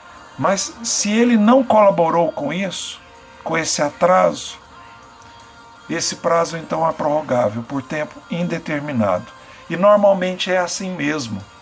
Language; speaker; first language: Portuguese; native; Portuguese